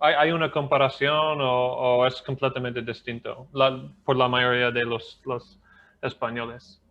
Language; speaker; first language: Spanish; non-native, fluent; English